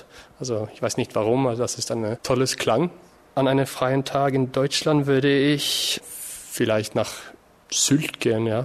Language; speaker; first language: German; non-native, fluent; Norwegian